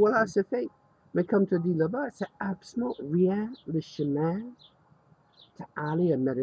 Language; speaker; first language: French; non-native, learner; English